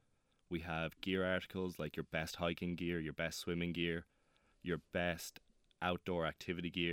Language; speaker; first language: English; native; English